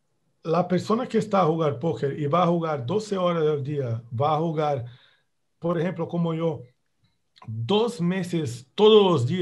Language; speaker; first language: Spanish; non-native, fluent; Portuguese